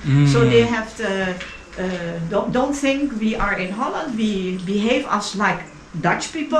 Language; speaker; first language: English; non-native, learner; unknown